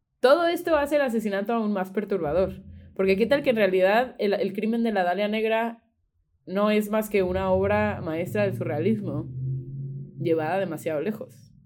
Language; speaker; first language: Spanish; native; Spanish